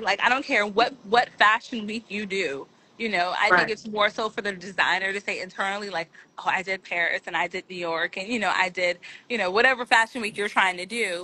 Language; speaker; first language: English; native; English